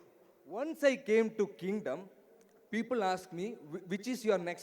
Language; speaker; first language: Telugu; non-native, learner; Malayalam